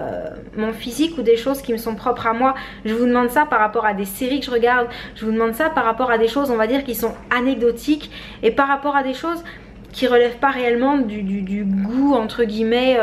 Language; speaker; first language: French; native; French